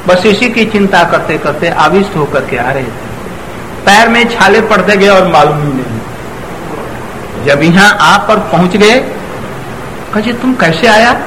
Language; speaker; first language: Hindi; non-native, local second language; Bangla